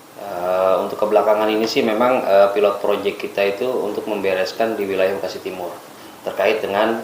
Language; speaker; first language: Indonesian; native; Indonesian